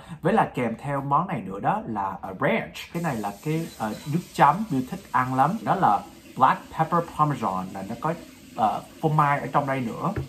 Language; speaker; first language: Vietnamese; early bilingual, heritage; Vietnamese